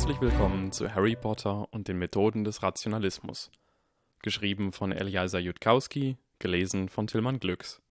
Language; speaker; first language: German; native; German